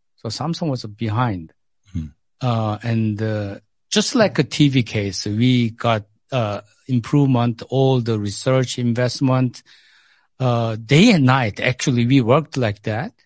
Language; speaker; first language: English; non-native, fluent; Korean